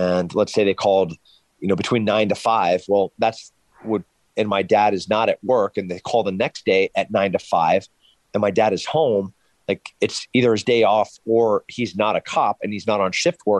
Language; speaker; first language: English; native; English